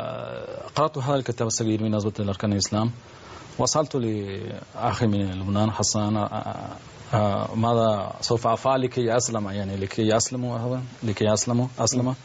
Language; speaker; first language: Arabic; non-native, learner; Spanish